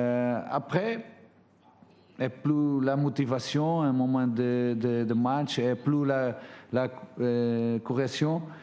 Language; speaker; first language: French; non-native, fluent; Portuguese